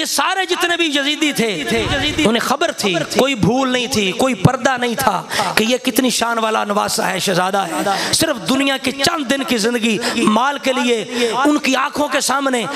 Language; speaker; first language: Urdu; non-native, local second language; Punjabi